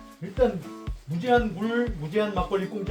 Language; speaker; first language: Korean; native; Korean